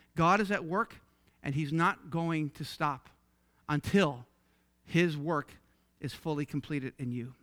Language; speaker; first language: English; native; English